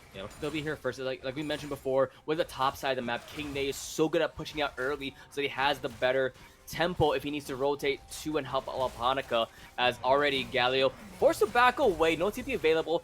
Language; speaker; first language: English; native; English